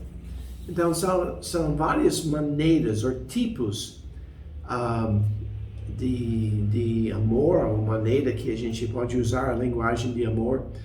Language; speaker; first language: Portuguese; non-native, fluent; English